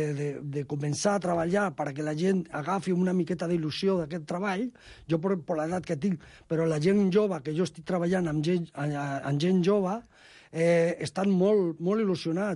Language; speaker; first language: Catalan; non-native, local second language; Spanish